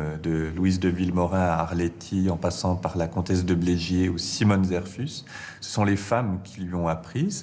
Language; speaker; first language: French; native; French